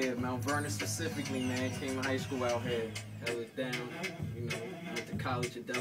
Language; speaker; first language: English; native; English